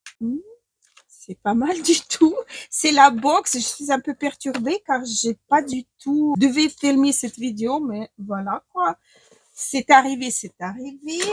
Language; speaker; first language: French; non-native, fluent; Ukrainian